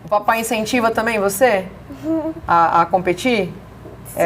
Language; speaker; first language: Portuguese; native; Portuguese